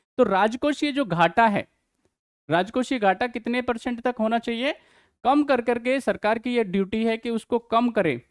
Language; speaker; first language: Hindi; native; Hindi